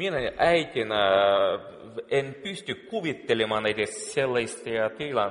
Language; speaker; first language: Finnish; non-native, fluent; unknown